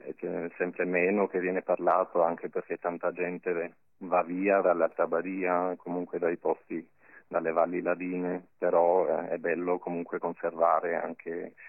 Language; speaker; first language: Italian; non-native, local second language; Ladin